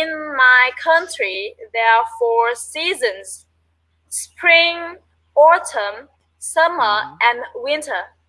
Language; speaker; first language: English; non-native, learner; Vietnamese